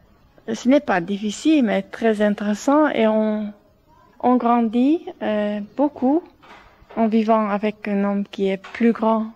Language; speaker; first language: French; non-native, fluent; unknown